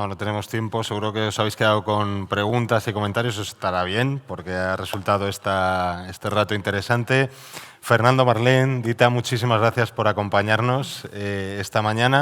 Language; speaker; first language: Spanish; native; Spanish